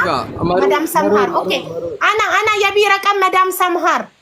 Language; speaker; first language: Arabic; non-native, learner; Amharic